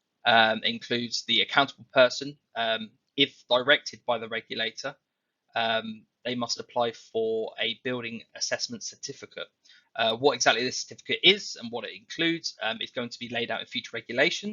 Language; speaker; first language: English; native; English